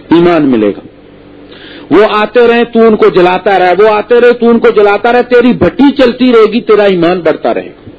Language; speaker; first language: Urdu; non-native, local second language; Punjabi